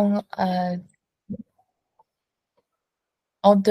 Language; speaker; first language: French; non-native, learner; Vietnamese